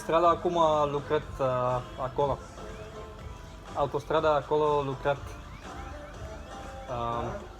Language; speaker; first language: Romanian; non-native, learner; Bulgarian